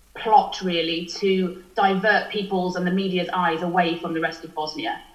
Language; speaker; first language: English; native; English